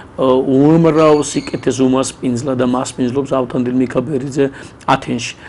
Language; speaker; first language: Georgian; native; Georgian